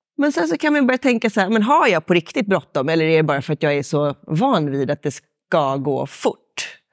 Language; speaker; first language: Swedish; native; Swedish